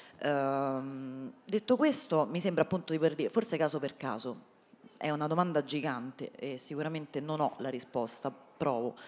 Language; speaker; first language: Italian; native; Italian